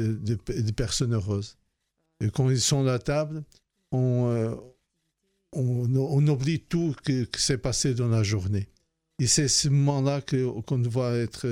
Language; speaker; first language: French; non-native, fluent; Portuguese